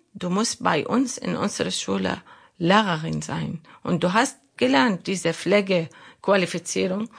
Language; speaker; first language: German; non-native, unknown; Arabic